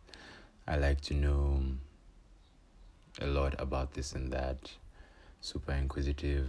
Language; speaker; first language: English; non-native, local second language; Bemba